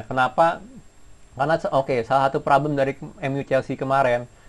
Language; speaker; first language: Indonesian; native; Indonesian